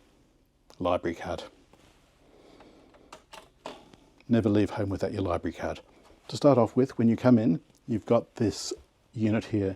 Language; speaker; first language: English; native; English